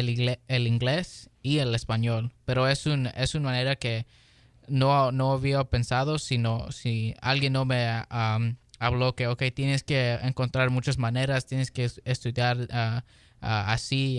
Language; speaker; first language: Spanish; early bilingual, heritage; Spanish